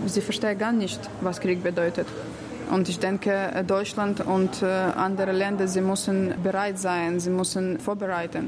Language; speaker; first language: German; non-native, learner; Ukrainian